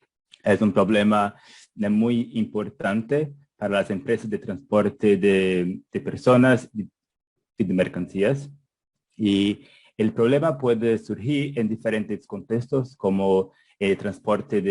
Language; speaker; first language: Spanish; non-native, fluent; Portuguese